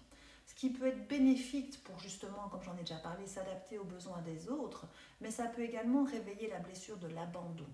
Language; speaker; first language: French; native; French